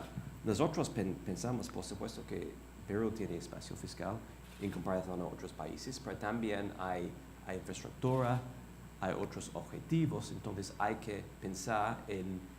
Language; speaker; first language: Spanish; non-native, fluent; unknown